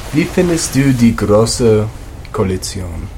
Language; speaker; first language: German; non-native, learner; English